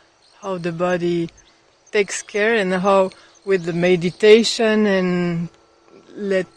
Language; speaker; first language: English; non-native, fluent; French